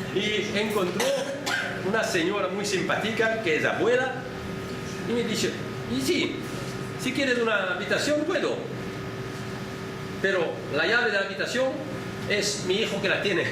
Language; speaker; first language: Spanish; non-native, learner; French